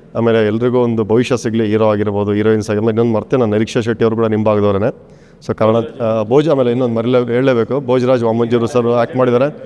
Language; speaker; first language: Kannada; native; Kannada